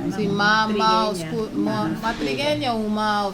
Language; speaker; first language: Spanish; early bilingual, heritage; English